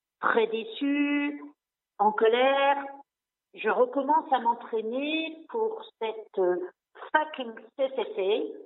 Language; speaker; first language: French; non-native, local second language; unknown